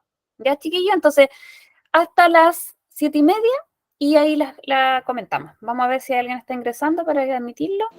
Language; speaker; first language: Spanish; native; Spanish